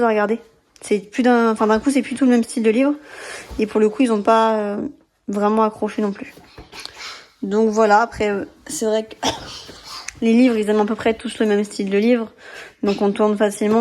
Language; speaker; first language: French; native; French